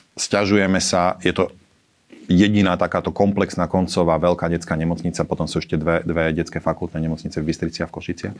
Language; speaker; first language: Slovak; native; Slovak